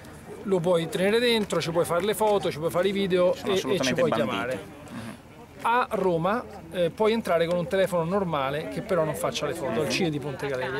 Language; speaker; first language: Italian; native; Italian